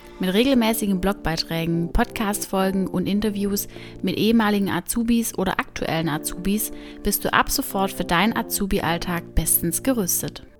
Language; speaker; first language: German; native; German